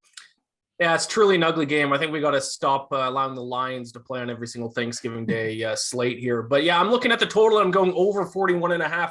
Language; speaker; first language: English; native; English